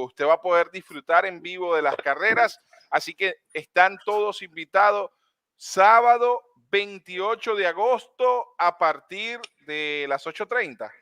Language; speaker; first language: Spanish; native; Spanish